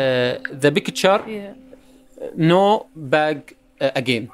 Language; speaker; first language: English; non-native, learner; Arabic